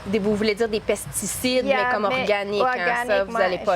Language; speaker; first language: French; native; French